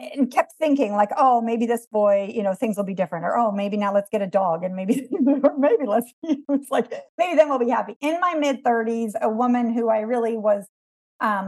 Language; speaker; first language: English; native; English